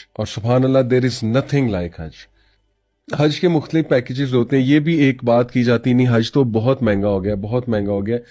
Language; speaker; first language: Urdu; native; Urdu